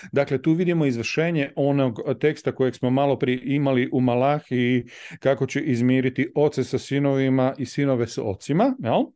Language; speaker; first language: Croatian; native; Croatian